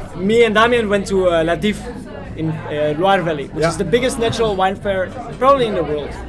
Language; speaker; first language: English; non-native, fluent; Dutch